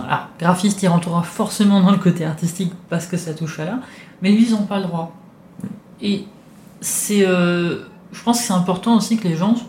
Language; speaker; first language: French; non-native, fluent; Italian